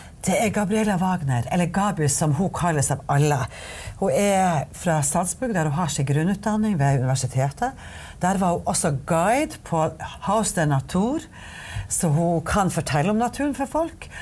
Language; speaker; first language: Norwegian; native; Norwegian